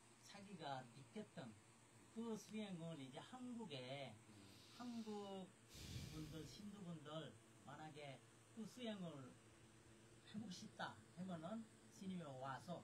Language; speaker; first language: Korean; non-native, fluent; Bangla